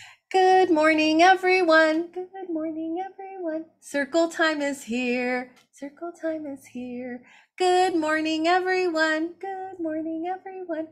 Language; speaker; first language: English; native; English